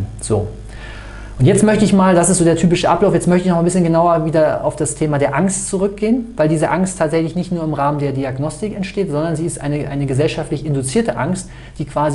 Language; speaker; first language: German; native; German